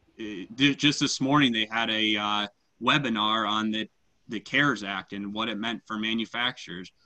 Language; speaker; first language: English; native; English